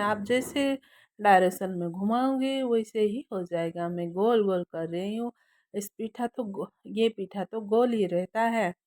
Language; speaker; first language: Hindi; non-native, local second language; Odia